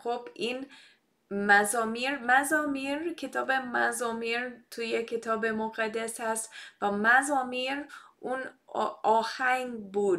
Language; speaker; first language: Persian; non-native, fluent; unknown